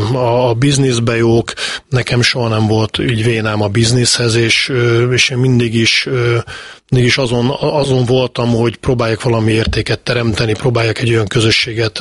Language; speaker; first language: Hungarian; native; Hungarian